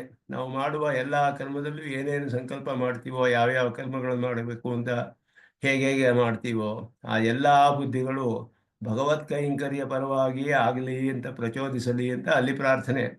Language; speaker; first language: Kannada; native; Kannada